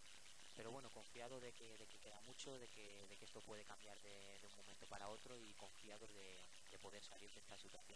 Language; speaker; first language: Spanish; native; Spanish